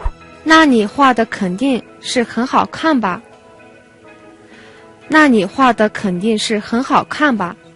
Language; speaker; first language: Chinese; non-native, fluent; Mongolian